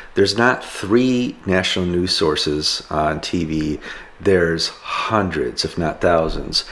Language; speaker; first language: English; native; English